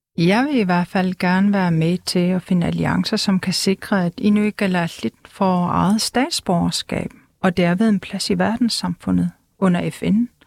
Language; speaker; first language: Danish; non-native, local second language; Kalaallisut